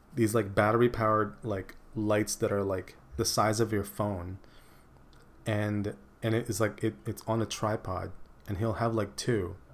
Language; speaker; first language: English; early bilingual, other home language; Filipino